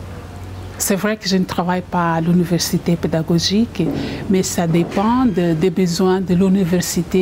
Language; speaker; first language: French; non-native, fluent; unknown